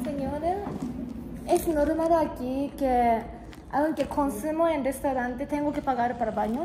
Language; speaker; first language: Spanish; non-native, fluent; Japanese